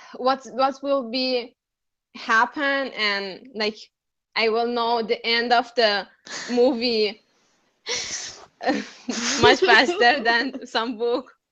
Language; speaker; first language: English; non-native, learner; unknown